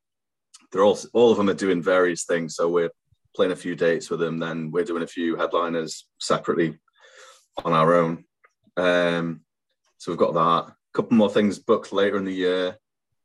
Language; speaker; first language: English; native; English